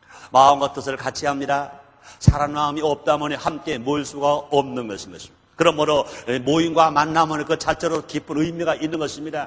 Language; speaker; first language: Korean; native; Korean